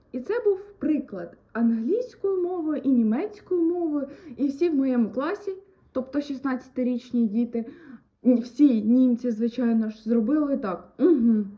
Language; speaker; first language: Ukrainian; native; Ukrainian